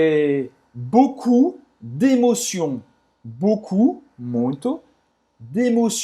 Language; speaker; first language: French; non-native, fluent; Portuguese